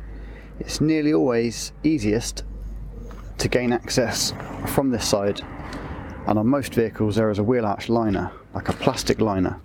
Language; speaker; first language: English; native; English